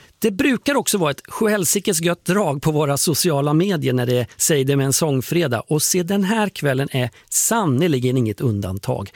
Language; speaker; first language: Swedish; native; Swedish